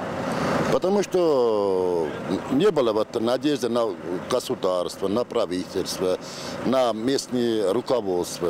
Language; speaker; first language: Russian; non-native, local second language; Armenian